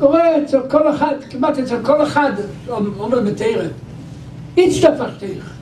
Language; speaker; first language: Hebrew; non-native, local second language; Yiddish